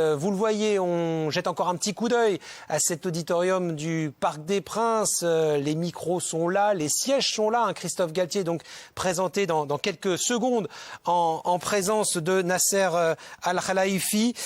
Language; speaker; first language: French; native; French